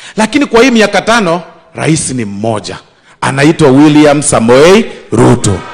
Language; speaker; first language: Swahili; non-native, local second language; Gusii